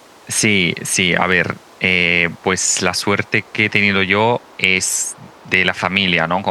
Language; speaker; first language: Spanish; non-native, fluent; Italian